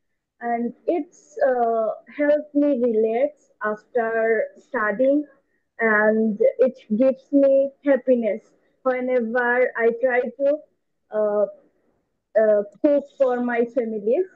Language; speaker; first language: English; non-native, learner; Bangla